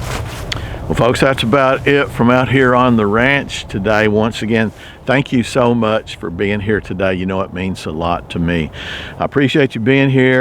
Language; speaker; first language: English; native; English